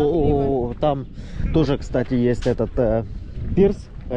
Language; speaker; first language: Russian; native; Russian